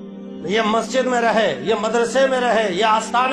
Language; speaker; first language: Urdu; native; Urdu